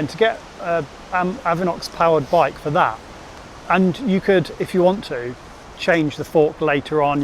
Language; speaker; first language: English; native; English